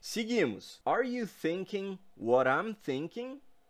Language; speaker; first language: English; non-native, fluent; Portuguese